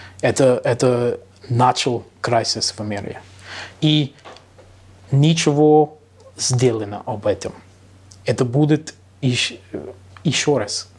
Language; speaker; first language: Russian; non-native, learner; English